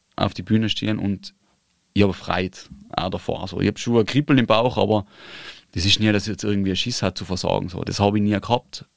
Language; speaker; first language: German; native; German